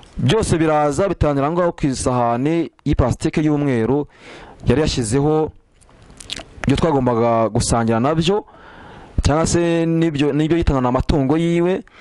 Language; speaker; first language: Kinyarwanda; native; Kinyarwanda